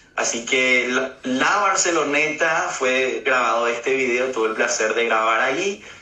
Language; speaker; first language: Spanish; native; Spanish